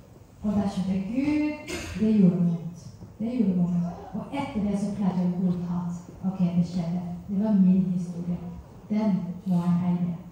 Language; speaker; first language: Norwegian; non-native, fluent; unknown